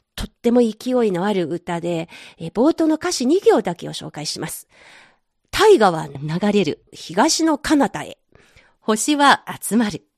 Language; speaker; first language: Japanese; non-native, fluent; Chinese